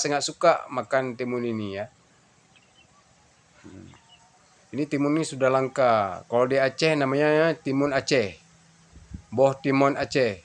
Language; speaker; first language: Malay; non-native, local second language; Achinese